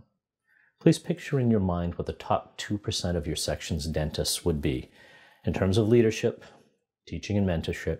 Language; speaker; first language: English; native; English